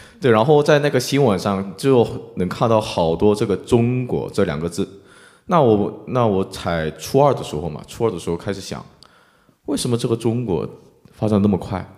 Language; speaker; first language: Chinese; non-native, fluent; Korean